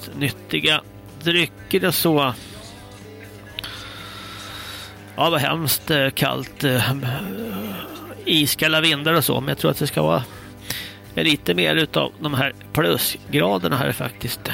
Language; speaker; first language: Swedish; native; Swedish